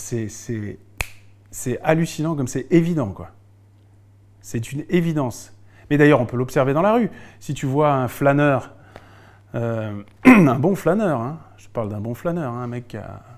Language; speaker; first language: French; native; French